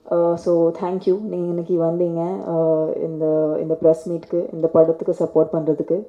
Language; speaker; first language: Tamil; non-native, fluent; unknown